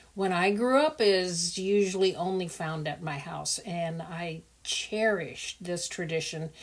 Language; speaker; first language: English; early bilingual, other home language; Dutch